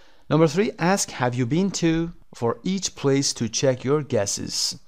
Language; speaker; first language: English; non-native, fluent; Persian